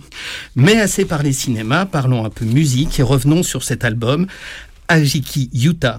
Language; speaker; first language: French; native; French